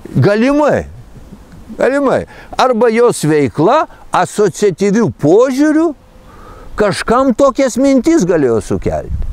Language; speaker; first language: Lithuanian; native; Lithuanian